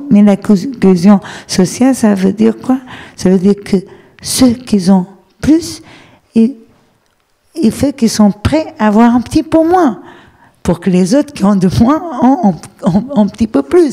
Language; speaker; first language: French; non-native, fluent; Portuguese